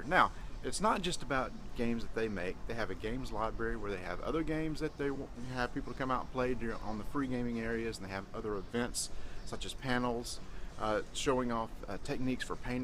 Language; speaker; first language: English; native; English